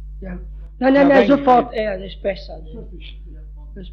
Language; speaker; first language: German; non-native, fluent; Italian